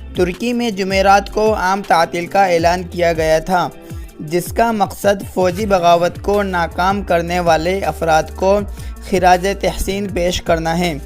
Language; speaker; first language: Urdu; native; Urdu